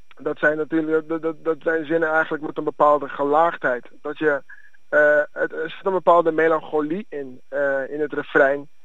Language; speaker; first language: Dutch; early bilingual, other home language; Akan